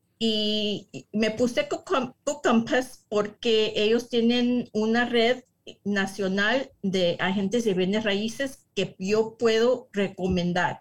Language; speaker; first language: Spanish; early bilingual, heritage; Spanish